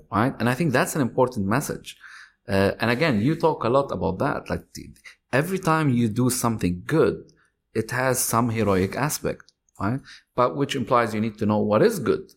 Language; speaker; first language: English; non-native, fluent; Arabic